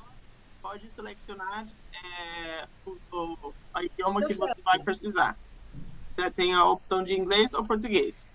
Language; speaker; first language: Portuguese; non-native, fluent; English